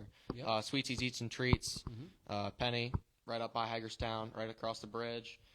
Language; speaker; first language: English; native; English